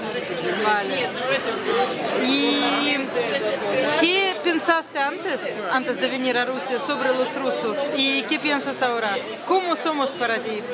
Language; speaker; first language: Spanish; non-native, fluent; Russian